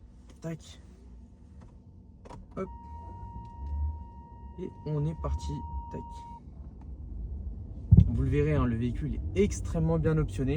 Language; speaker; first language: French; native; French